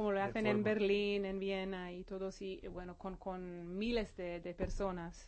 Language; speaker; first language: Spanish; non-native, fluent; Hebrew